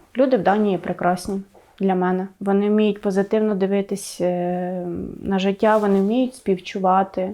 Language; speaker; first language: Ukrainian; native; Ukrainian